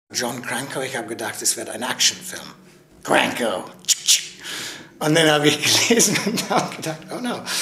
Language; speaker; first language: German; non-native, learner; English